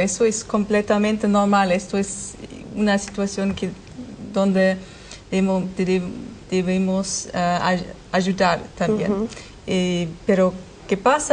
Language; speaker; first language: Spanish; non-native, fluent; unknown